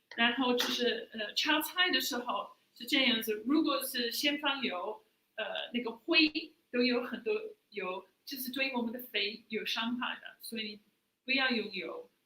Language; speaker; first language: Chinese; non-native, fluent; English